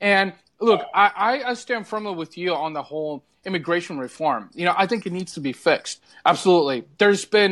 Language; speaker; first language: English; early bilingual, other home language; Bulgarian